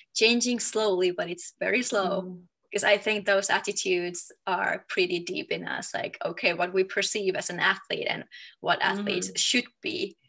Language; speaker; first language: English; non-native, fluent; Finnish